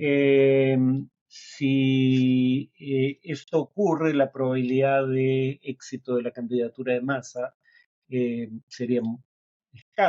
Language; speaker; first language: Spanish; native; Spanish